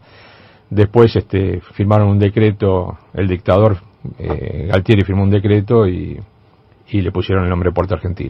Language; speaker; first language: Spanish; native; Spanish